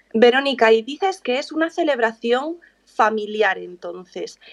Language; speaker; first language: Spanish; native; Spanish